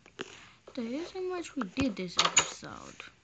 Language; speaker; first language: English; native; English